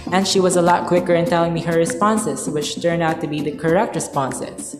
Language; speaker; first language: English; non-native, local second language; Cebuano